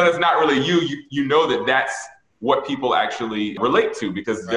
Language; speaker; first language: English; native; English